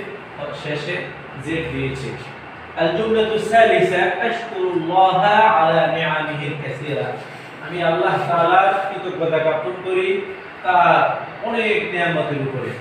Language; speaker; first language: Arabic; non-native, fluent; Bangla